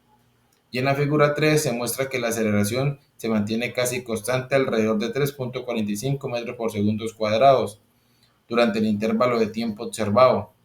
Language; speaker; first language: Spanish; native; Spanish